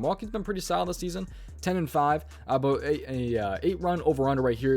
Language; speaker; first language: English; native; English